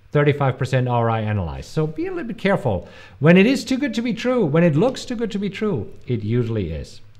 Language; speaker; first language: English; non-native, fluent; German